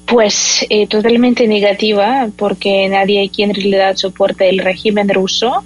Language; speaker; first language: Spanish; non-native, fluent; Ukrainian